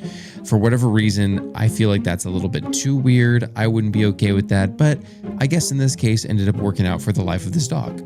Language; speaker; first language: English; native; English